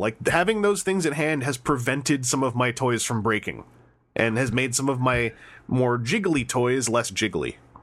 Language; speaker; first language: English; native; English